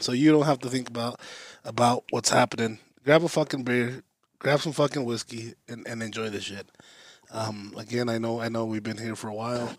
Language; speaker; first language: English; early bilingual, other home language; Spanish